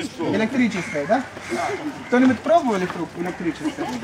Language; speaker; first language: Russian; non-native, learner; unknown